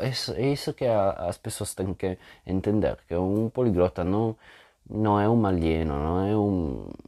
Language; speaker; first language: Portuguese; non-native, fluent; Italian